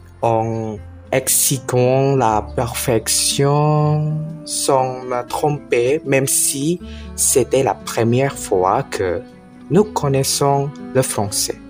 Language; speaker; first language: French; non-native, learner; Indonesian